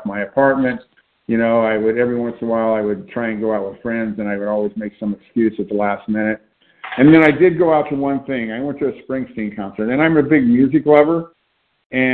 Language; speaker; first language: English; native; English